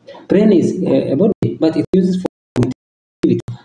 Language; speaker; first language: English; non-native, local second language; Amharic